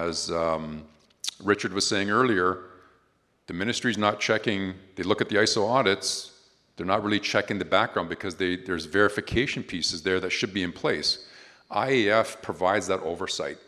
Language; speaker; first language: English; native; English